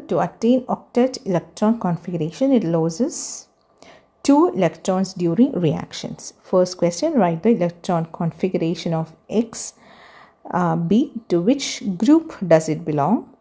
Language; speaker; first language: English; non-native, local second language; Malayalam